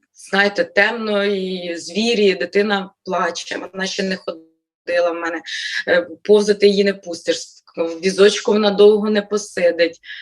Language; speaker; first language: Ukrainian; native; Ukrainian